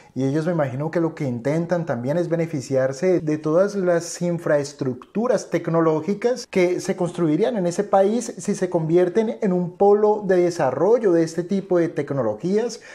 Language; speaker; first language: Spanish; native; Spanish